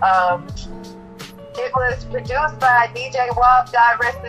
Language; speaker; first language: English; native; English